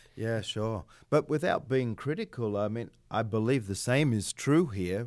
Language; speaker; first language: English; native; English